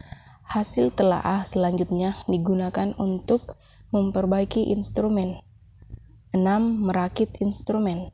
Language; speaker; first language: Indonesian; native; Indonesian